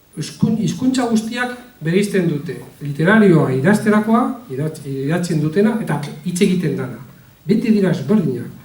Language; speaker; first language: Basque; native; Basque